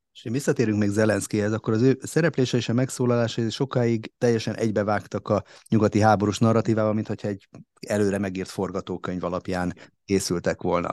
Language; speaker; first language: Hungarian; native; Hungarian